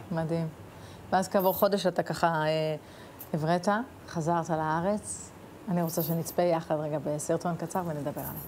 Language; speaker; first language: Hebrew; native; Hebrew